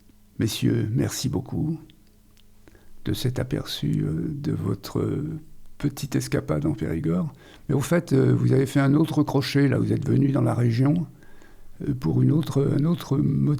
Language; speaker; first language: French; native; French